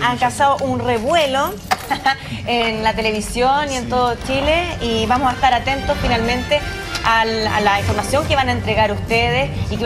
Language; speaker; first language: Spanish; native; Spanish